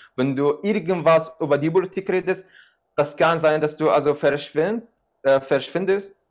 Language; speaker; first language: German; non-native, fluent; Arabic